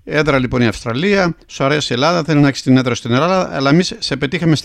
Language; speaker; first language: Greek; native; Greek